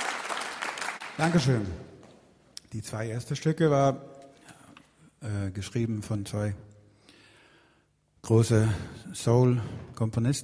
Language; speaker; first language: German; non-native, learner; Swedish